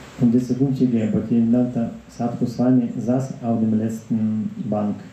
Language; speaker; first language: German; non-native, fluent; Russian